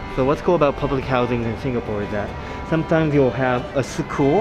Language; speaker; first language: English; non-native, fluent; Japanese